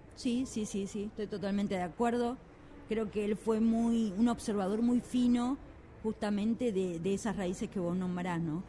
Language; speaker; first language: Spanish; native; Spanish